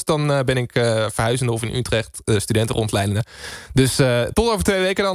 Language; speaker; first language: Dutch; native; Dutch